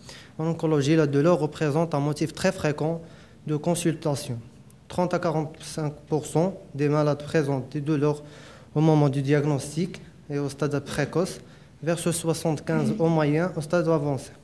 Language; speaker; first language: French; non-native, local second language; Arabic